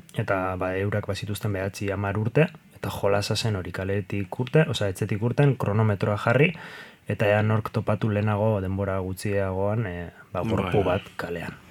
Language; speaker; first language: Basque; non-native, local second language; Spanish